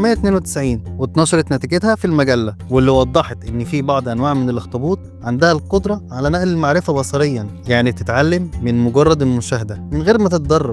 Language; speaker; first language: Arabic; native; Arabic